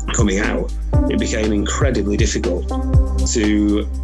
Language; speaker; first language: English; native; English